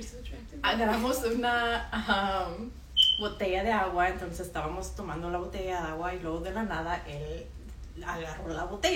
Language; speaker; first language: Spanish; early bilingual, heritage; Spanish